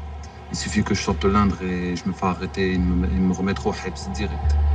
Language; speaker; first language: French; native; French